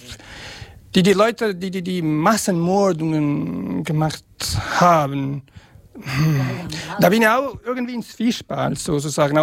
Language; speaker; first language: German; non-native, fluent; Serbian